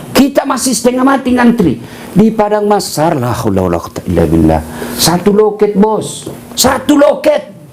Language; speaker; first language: Indonesian; non-native, local second language; Buginese